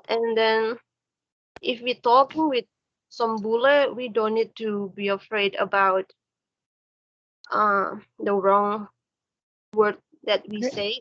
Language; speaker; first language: English; non-native, learner; Indonesian